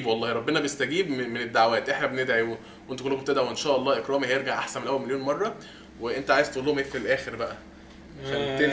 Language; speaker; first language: Arabic; native; Arabic